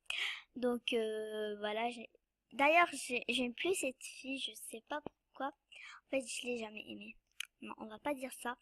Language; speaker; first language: French; non-native, local second language; Arabic